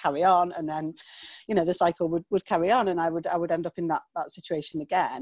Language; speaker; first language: English; native; English